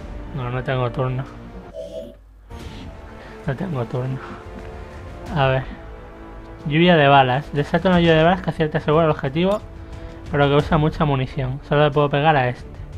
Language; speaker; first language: Spanish; native; Spanish